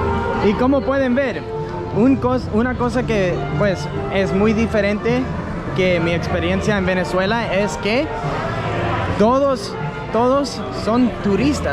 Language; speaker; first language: Spanish; non-native, fluent; English